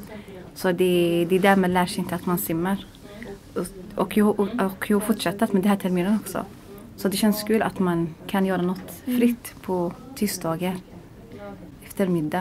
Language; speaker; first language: Swedish; non-native, learner; Arabic